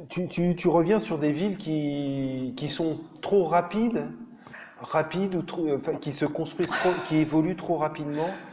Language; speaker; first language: French; native; French